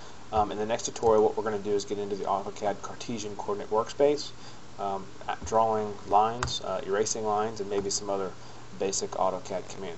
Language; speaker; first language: English; native; English